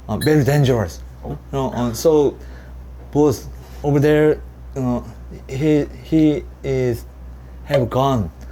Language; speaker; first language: English; non-native, learner; Korean